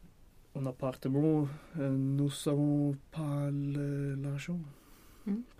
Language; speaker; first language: French; non-native, learner; Swedish